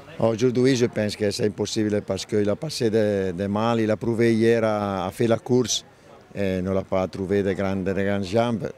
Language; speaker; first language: French; non-native, learner; Italian